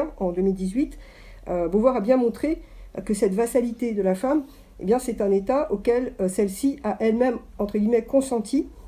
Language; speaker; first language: French; native; French